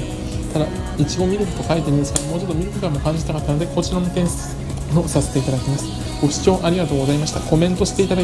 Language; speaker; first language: Japanese; native; Japanese